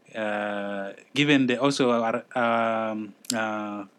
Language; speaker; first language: English; non-native, fluent; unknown